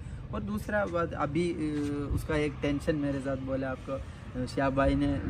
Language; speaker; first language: Hindi; non-native, local second language; Malayalam